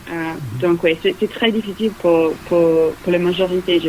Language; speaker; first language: French; non-native, fluent; English